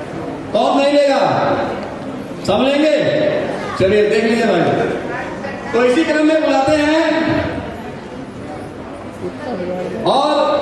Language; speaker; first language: Hindi; native; Hindi